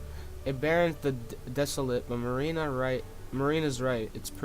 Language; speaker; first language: English; native; English